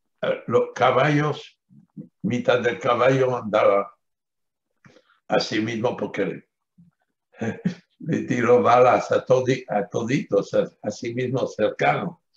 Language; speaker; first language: Spanish; non-native, fluent; French